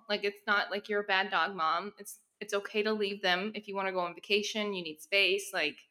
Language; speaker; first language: English; native; English